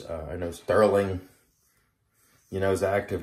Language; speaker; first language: English; native; English